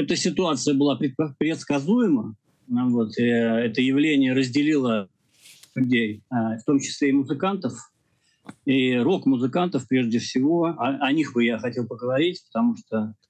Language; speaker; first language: Russian; native; Russian